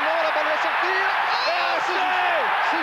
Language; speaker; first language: French; native; French